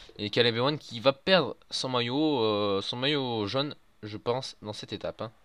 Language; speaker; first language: French; native; French